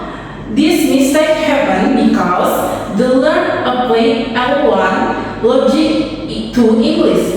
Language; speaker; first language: English; non-native, learner; Indonesian